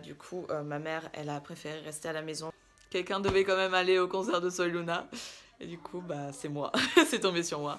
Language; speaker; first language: French; early bilingual, other home language; Russian